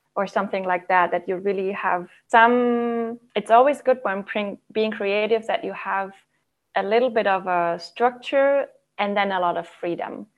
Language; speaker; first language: English; non-native, fluent; German